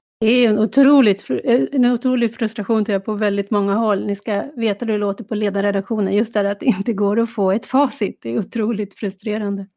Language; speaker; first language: Swedish; native; Swedish